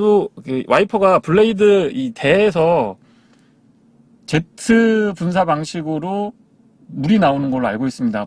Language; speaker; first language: Korean; native; Korean